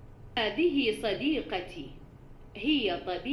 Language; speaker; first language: Arabic; non-native, learner; Indonesian